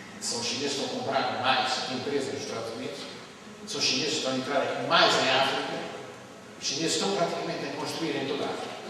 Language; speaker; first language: Portuguese; native; Portuguese